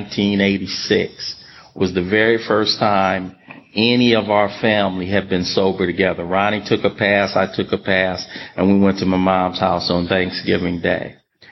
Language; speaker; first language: English; native; English